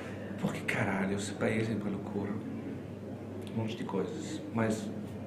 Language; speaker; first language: Portuguese; non-native, fluent; French